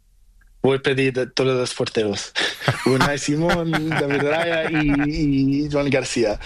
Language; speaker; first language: Spanish; non-native, learner; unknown